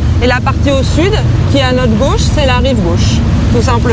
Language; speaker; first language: French; native; French